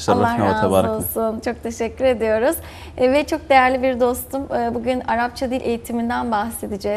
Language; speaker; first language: Turkish; native; Turkish